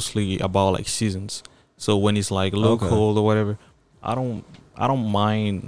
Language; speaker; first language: English; non-native, local second language; French